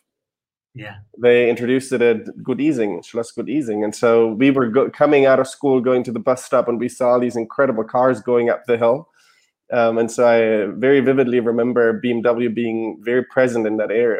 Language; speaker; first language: English; non-native, fluent; German